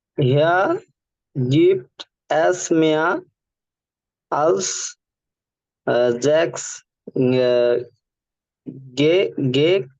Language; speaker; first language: German; non-native, learner; Bangla